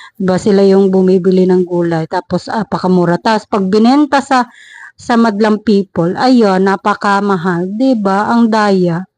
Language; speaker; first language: Filipino; non-native, local second language; Iloko